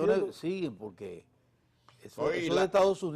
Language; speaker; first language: Spanish; native; Spanish